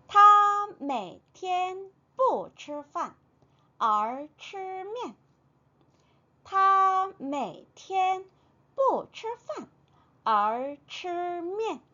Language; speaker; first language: Chinese; non-native, fluent; Korean